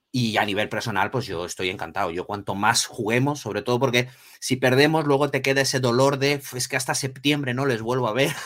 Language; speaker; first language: Spanish; early bilingual, other home language; Portuguese